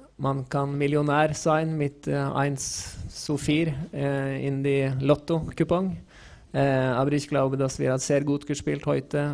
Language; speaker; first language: German; non-native, learner; Norwegian